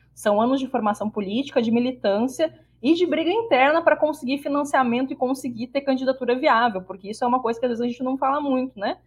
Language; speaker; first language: Portuguese; native; Portuguese